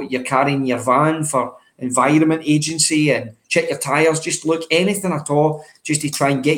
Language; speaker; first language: English; native; English